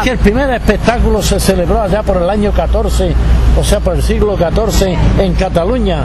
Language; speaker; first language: Spanish; native; Spanish